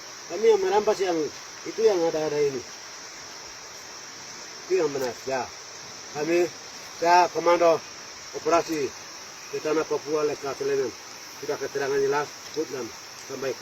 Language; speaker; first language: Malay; non-native, local second language; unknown